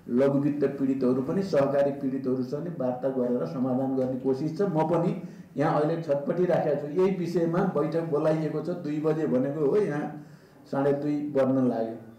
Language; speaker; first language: Nepali; native; Nepali